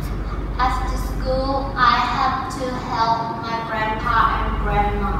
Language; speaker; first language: English; non-native, learner; Vietnamese